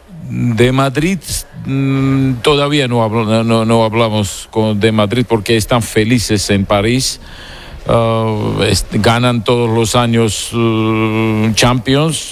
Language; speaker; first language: Spanish; non-native, fluent; Georgian